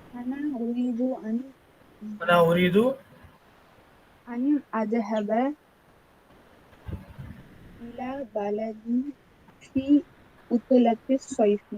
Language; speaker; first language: Arabic; non-native, learner; Tamil